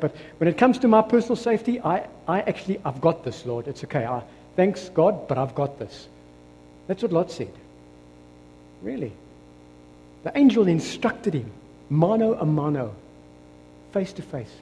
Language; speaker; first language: English; non-native, local second language; Afrikaans